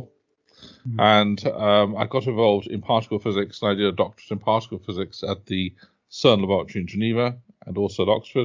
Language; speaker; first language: English; native; English